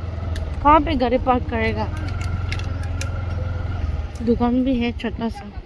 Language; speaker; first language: Hindi; non-native, local second language; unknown